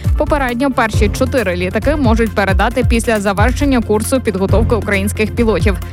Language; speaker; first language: Ukrainian; native; Ukrainian